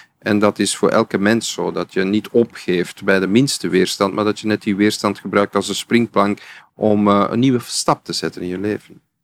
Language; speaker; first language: Dutch; native; Dutch